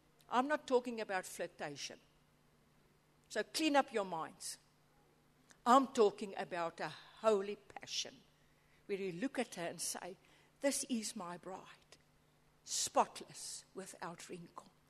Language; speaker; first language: English; non-native, local second language; Afrikaans